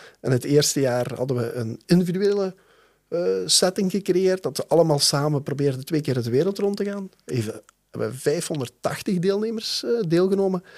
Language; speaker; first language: Dutch; native; Dutch